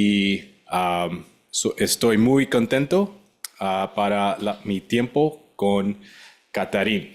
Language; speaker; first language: Spanish; non-native, learner; English